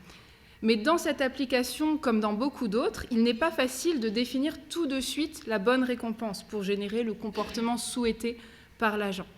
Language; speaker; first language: French; native; French